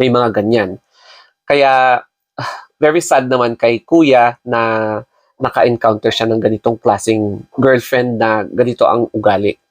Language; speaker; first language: Filipino; non-native, local second language; Iloko